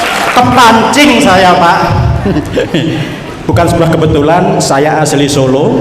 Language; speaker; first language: Indonesian; native; Indonesian